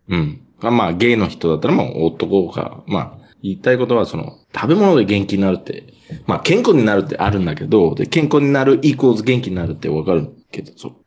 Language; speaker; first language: Japanese; non-native, fluent; English